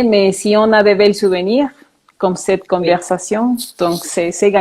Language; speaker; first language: French; non-native, fluent; Spanish